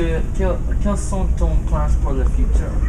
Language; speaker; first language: French; non-native, learner; English